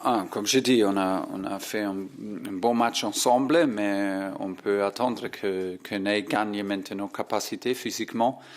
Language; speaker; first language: French; non-native, fluent; German